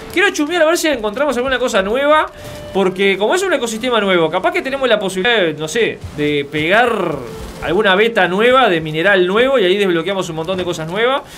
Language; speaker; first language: Spanish; native; Spanish